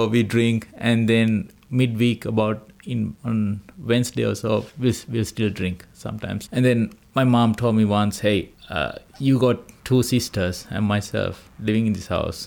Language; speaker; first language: English; non-native, local second language; Sinhala